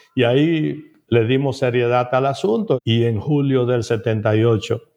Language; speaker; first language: Spanish; native; Spanish